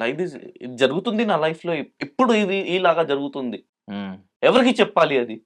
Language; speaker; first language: Telugu; non-native, local second language; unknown